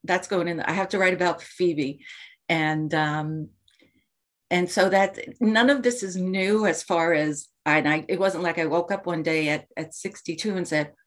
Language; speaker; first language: English; native; English